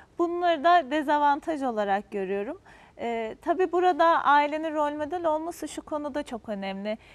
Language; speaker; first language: Turkish; native; Turkish